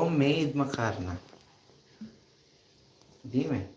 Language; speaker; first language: Turkish; non-native, learner; Filipino